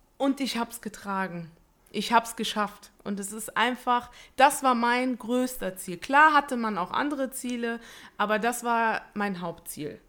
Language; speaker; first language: German; early bilingual, other home language; Italian